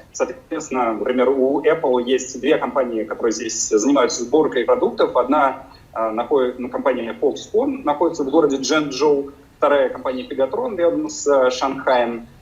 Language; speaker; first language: Russian; native; Russian